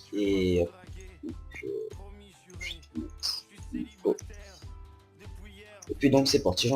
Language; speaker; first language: French; native; French